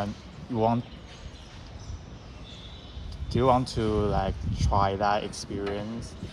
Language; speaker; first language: English; non-native, learner; Chinese